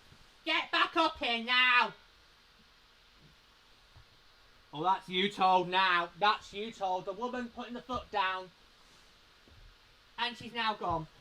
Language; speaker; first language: English; native; English